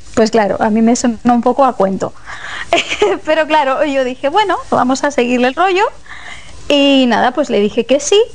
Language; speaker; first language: Spanish; native; Spanish